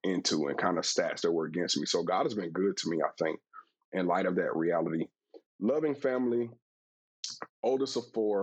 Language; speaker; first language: English; native; English